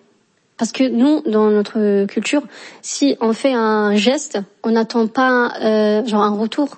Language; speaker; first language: French; non-native, local second language; Arabic